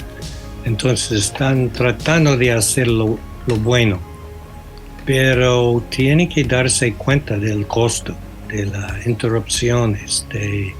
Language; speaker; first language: Spanish; non-native, fluent; English